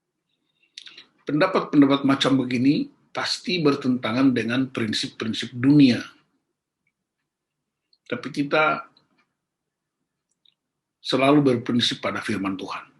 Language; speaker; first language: Indonesian; native; Indonesian